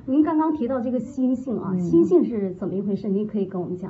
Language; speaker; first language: Chinese; native; Chinese